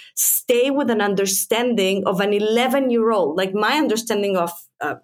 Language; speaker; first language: English; non-native, fluent; Spanish